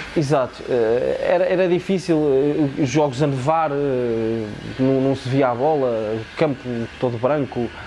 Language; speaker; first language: Portuguese; native; Portuguese